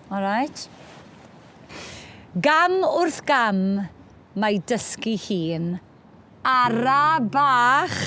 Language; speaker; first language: Welsh; native; Welsh